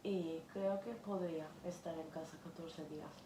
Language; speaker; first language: Spanish; non-native, fluent; Turkish